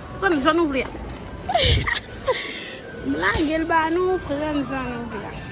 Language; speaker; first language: French; non-native, learner; Haitian Creole